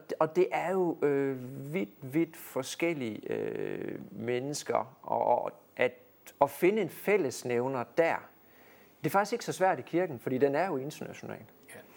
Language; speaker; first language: Danish; native; Danish